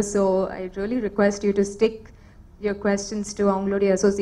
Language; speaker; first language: Tamil; native; Tamil